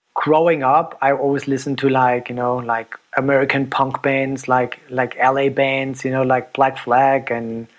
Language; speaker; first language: English; non-native, fluent; German